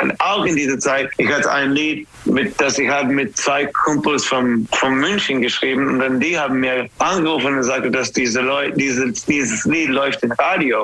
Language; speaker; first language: German; non-native, learner; English